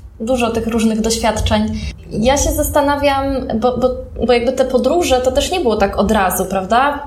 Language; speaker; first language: Polish; native; Polish